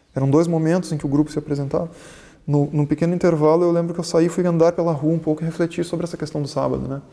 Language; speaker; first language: Portuguese; native; Portuguese